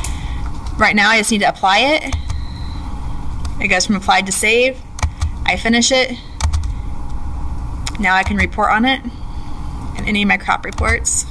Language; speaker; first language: English; native; English